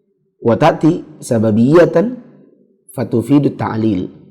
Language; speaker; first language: Arabic; non-native, fluent; Indonesian